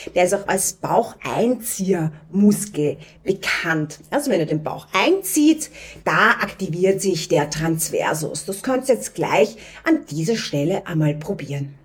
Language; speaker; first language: German; native; German